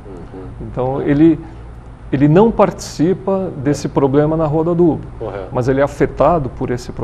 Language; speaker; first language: Portuguese; native; Portuguese